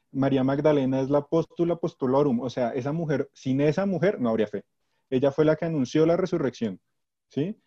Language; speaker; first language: Spanish; native; Spanish